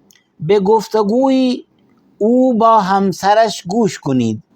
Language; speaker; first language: Persian; non-native, fluent; Urdu